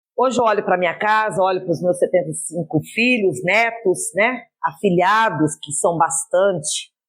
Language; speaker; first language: Portuguese; native; Portuguese